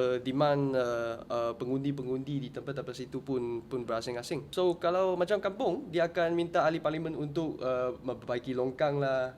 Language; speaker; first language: Malay; non-native, local second language; Chinese